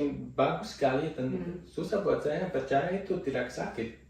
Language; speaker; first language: Indonesian; non-native, fluent; German